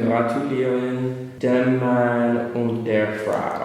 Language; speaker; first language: German; non-native, learner; English